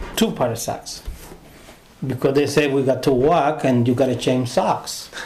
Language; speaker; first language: English; non-native, learner; Spanish